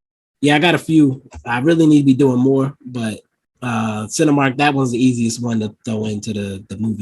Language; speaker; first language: English; native; English